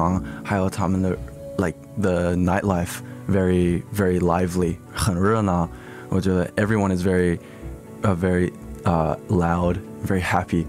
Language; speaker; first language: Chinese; early bilingual, heritage; English